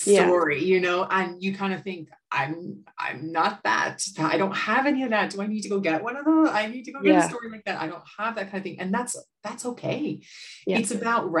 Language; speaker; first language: English; native; English